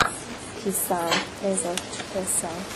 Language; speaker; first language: French; non-native, learner; English